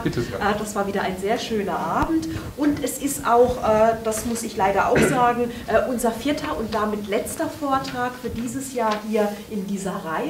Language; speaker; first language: German; native; German